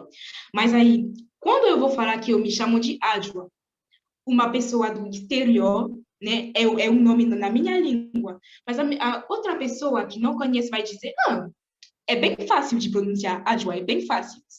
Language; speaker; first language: Portuguese; non-native, fluent; French